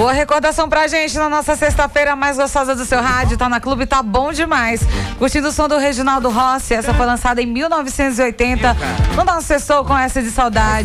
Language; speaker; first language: Portuguese; native; Portuguese